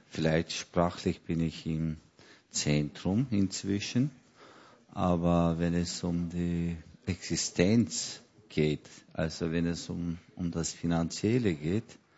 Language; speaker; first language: German; non-native, fluent; Kurdish